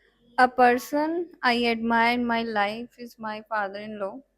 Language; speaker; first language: English; non-native, learner; Urdu